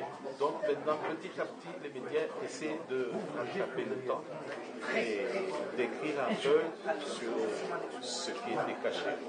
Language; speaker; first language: French; non-native, local second language; Comorian